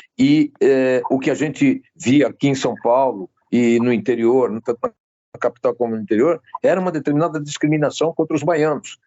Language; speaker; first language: Portuguese; native; Portuguese